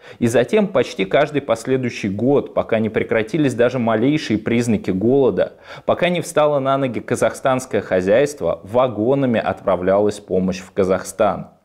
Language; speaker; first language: Russian; native; Russian